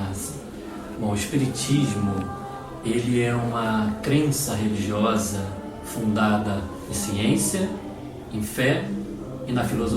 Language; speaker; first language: Portuguese; native; Portuguese